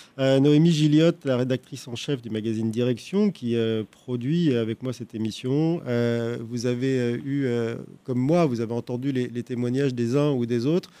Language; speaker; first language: French; native; French